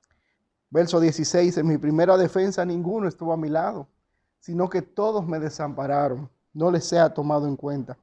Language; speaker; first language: Spanish; native; Spanish